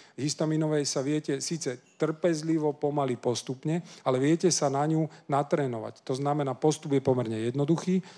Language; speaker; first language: Slovak; non-native, local second language; Hungarian